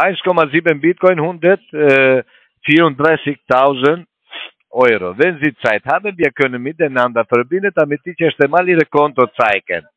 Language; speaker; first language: German; non-native, learner; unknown